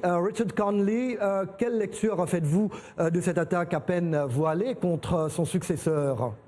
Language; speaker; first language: French; native; French